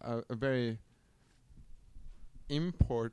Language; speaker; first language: English; non-native, fluent; German